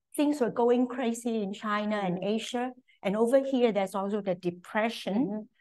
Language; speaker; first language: English; non-native, local second language; Cantonese